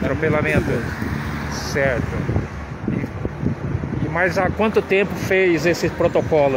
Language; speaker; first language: Portuguese; native; Portuguese